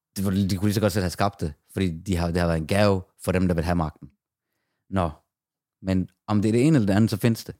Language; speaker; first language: Danish; early bilingual, other home language; Persian